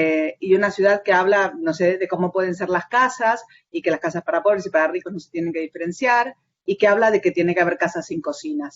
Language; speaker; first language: Spanish; native; Spanish